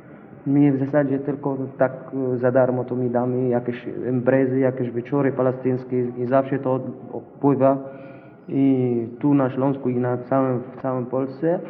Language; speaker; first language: Polish; non-native, learner; Arabic